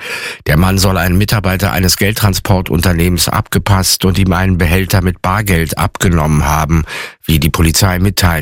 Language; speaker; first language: German; native; German